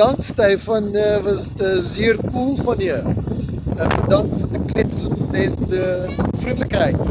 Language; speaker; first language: Dutch; non-native, learner; English